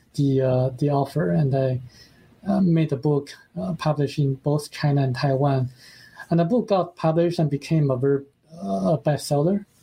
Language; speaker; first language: English; non-native, fluent; Chinese